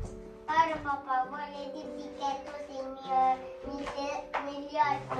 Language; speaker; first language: Italian; early bilingual, other home language; Filipino